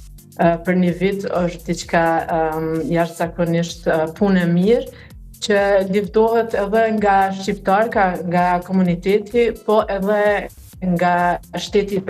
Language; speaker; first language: Albanian; early bilingual, heritage; Albanian